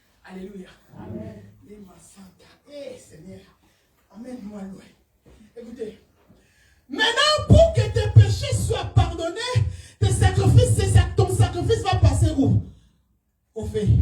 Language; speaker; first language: French; non-native, local second language; Lingala